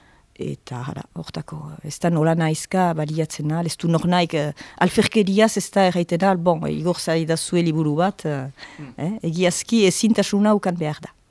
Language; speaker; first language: Basque; native; Basque